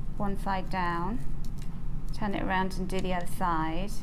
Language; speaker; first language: English; native; English